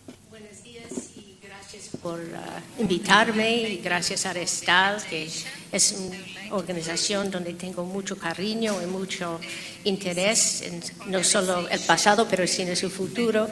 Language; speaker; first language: Spanish; non-native, fluent; English